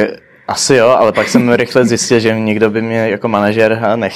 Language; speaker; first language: Czech; early bilingual, heritage; Czech